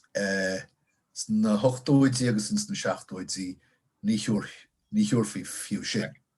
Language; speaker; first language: Irish; non-native, local second language; English